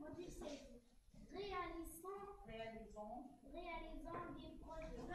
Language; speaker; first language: French; non-native, learner; Arabic